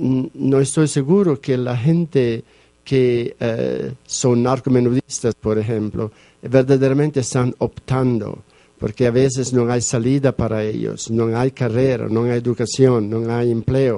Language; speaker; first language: Spanish; non-native, fluent; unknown